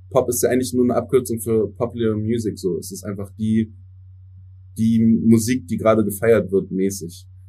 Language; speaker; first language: German; early bilingual, other home language; English